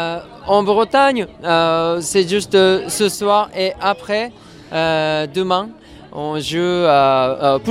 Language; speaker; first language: French; non-native, fluent; Japanese